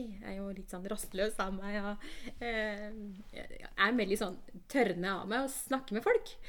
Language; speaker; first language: Norwegian; early bilingual, other home language; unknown